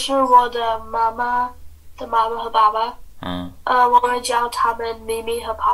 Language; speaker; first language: Chinese; non-native, learner; English